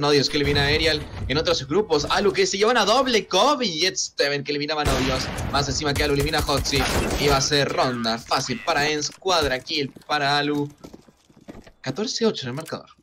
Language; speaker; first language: Spanish; native; Spanish